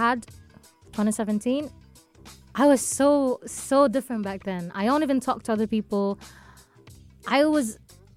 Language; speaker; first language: English; non-native, local second language; Cebuano